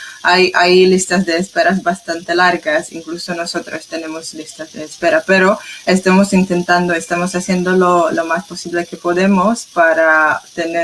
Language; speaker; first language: Spanish; non-native, fluent; English